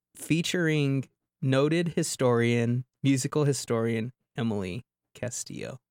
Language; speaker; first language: English; native; English